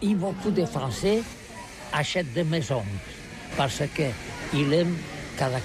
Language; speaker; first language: French; non-native, learner; Catalan